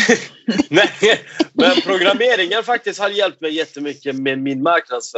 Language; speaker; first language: Swedish; non-native, fluent; Persian